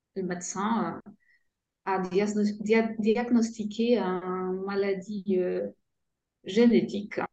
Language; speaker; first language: French; non-native, fluent; Polish